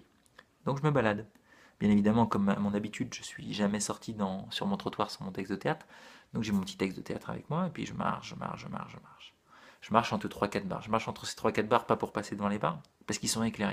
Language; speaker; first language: French; native; French